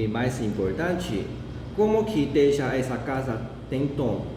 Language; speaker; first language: Portuguese; non-native, fluent; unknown